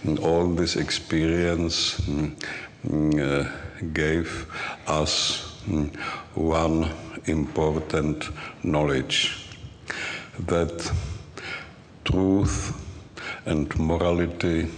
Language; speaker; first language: English; non-native, learner; Czech